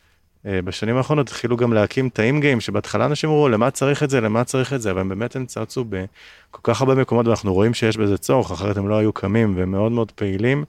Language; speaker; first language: Hebrew; native; Hebrew